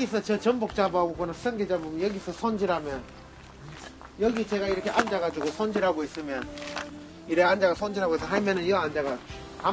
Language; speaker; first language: Korean; native; Korean